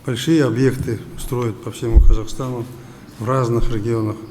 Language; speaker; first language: Russian; non-native, local second language; Kazakh